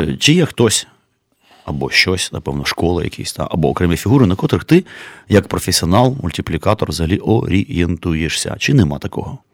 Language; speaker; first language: Ukrainian; native; Ukrainian